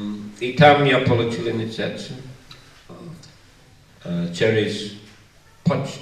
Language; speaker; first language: Russian; non-native, fluent; English